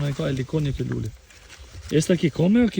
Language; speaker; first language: Spanish; non-native, learner; Albanian